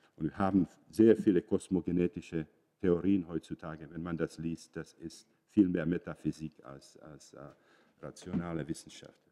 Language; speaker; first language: German; non-native, fluent; Czech